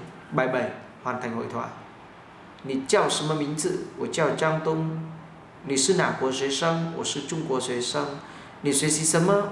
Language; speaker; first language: Chinese; non-native, fluent; Vietnamese